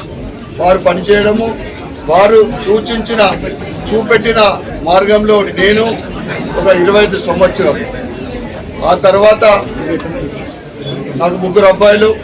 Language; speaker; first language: Telugu; native; Telugu